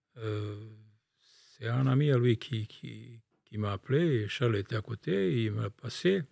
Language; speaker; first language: French; non-native, fluent; Bosnian